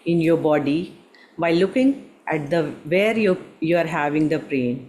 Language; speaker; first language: English; non-native, local second language; Hindi